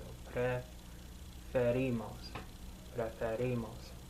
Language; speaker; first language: Spanish; non-native, learner; English